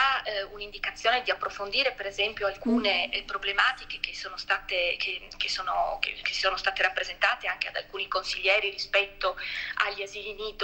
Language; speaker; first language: Italian; native; Italian